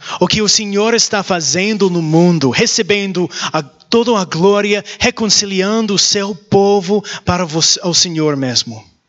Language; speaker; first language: Portuguese; non-native, learner; English